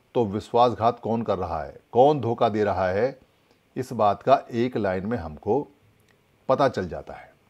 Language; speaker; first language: Hindi; native; Hindi